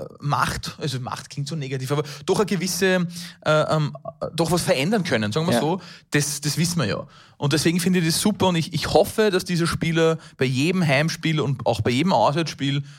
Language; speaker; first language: German; native; German